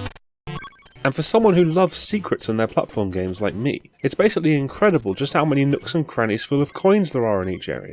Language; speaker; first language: English; native; English